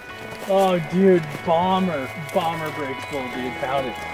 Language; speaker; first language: English; native; English